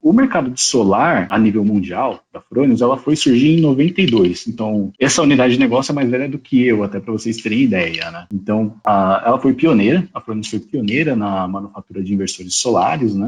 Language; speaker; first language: Portuguese; native; Portuguese